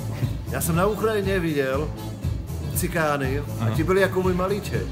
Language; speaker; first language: Czech; non-native, local second language; Polish